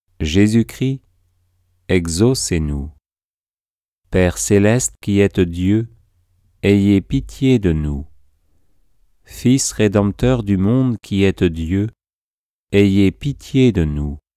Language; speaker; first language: French; native; French